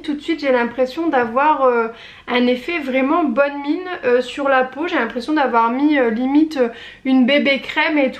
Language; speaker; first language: French; native; French